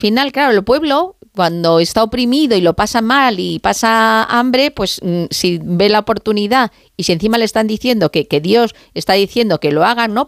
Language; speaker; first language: Spanish; native; Spanish